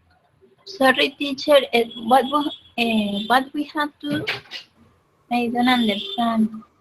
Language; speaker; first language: English; non-native, learner; Spanish